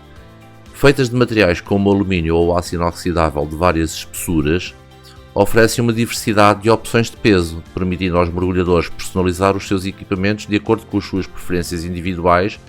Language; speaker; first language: Portuguese; native; Portuguese